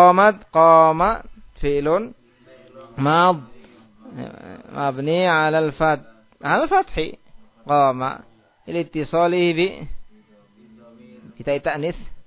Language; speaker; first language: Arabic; non-native, fluent; Indonesian